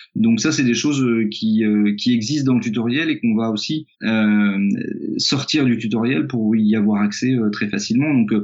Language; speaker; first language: French; native; French